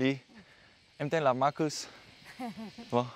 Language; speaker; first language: Vietnamese; non-native, learner; English